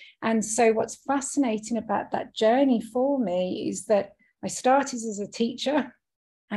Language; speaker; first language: English; native; English